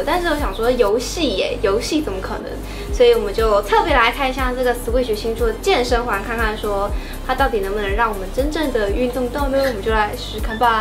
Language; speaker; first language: Chinese; native; Chinese